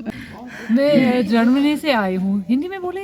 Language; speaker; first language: Hindi; non-native, learner; German